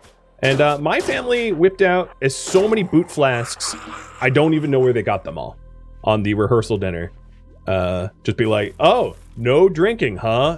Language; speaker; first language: English; native; English